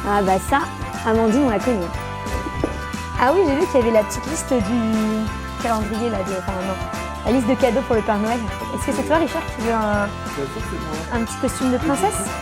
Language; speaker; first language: French; native; French